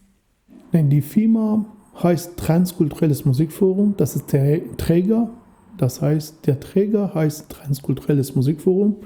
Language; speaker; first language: German; non-native, fluent; Persian